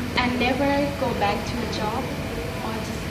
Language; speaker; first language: English; non-native, learner; Thai